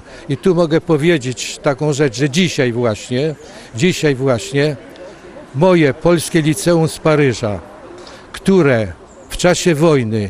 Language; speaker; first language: Polish; early bilingual, heritage; Polish